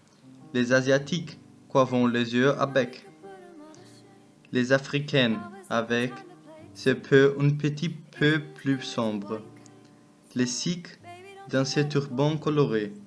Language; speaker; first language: French; non-native, learner; German